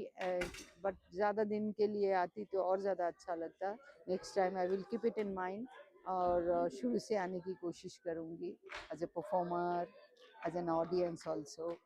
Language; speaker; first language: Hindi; non-native, local second language; Assamese